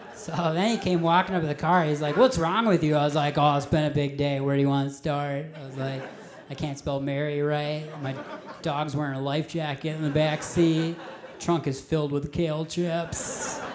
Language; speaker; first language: English; native; English